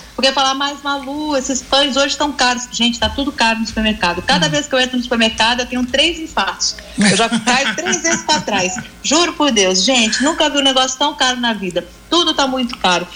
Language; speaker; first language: Portuguese; native; Portuguese